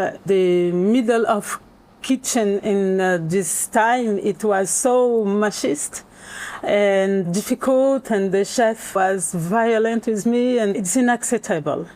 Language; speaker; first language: English; non-native, learner; Portuguese